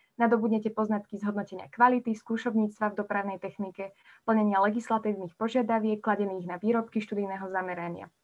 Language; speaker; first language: Slovak; native; Slovak